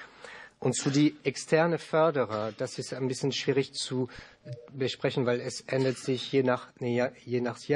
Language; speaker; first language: German; non-native, learner; French